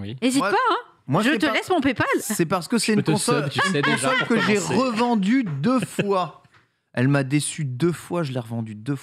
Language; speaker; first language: French; native; French